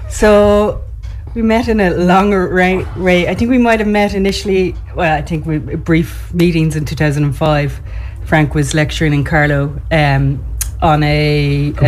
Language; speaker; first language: English; native; English